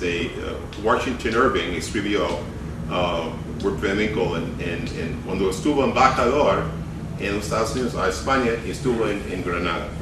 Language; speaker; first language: Spanish; non-native, fluent; English